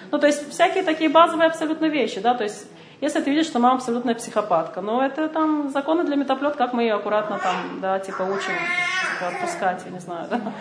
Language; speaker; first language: Russian; early bilingual, heritage; Russian